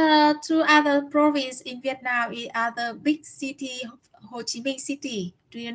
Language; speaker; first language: English; non-native, learner; Vietnamese